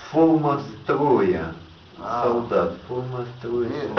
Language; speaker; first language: Russian; native; Russian